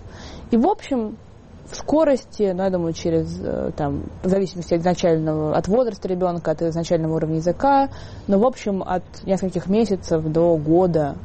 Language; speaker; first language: Russian; native; Russian